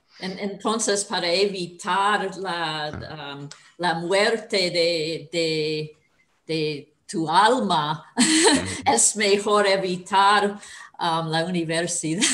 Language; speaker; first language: Spanish; non-native, fluent; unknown